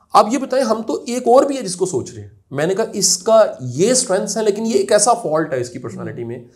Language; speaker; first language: Urdu; non-native, local second language; Punjabi